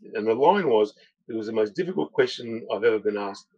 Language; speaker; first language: English; native; English